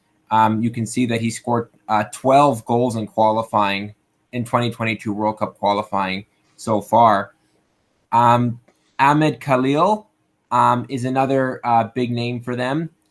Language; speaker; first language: English; native; English